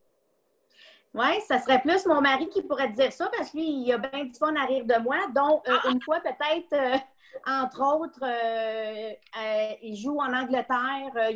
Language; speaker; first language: French; native; French